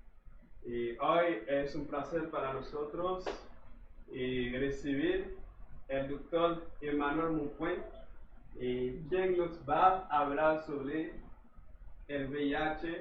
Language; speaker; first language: Spanish; non-native, fluent; Haitian Creole